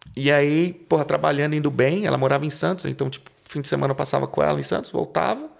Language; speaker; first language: Portuguese; non-native, local second language; Spanish